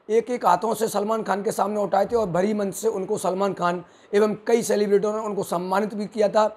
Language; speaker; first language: Hindi; native; Hindi